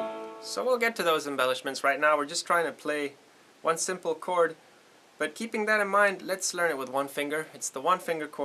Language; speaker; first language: English; native; English